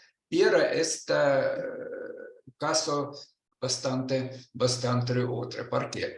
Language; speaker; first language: Spanish; non-native, learner; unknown